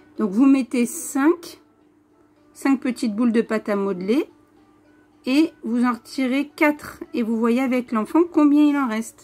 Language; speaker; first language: French; native; French